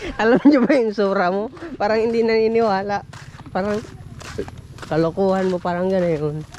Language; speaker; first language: Filipino; native; Filipino